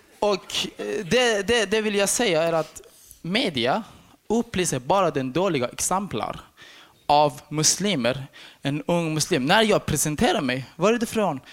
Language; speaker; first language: Swedish; non-native, fluent; Persian